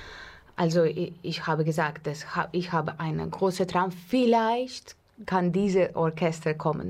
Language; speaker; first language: German; non-native, learner; Russian